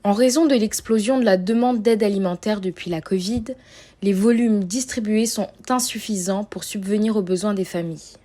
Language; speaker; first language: French; native; French